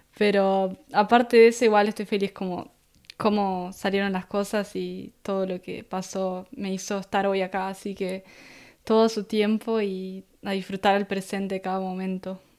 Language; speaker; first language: Spanish; native; Spanish